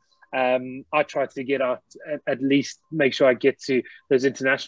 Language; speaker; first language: English; native; English